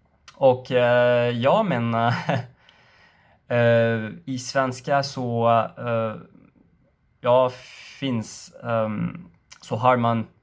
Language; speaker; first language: Swedish; non-native, learner; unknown